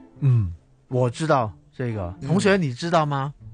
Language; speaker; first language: Chinese; non-native, local second language; Cantonese